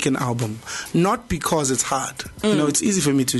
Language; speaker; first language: English; non-native, local second language; Zulu